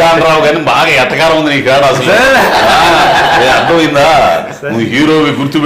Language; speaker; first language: Telugu; native; Telugu